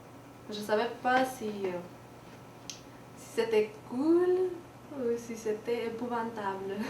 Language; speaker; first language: French; non-native, local second language; Spanish